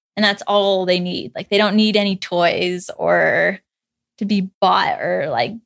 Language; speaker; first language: English; native; English